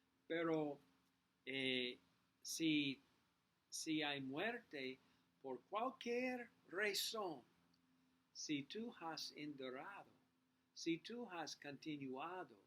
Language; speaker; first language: Spanish; non-native, learner; English